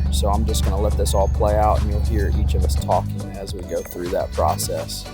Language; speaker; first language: English; native; English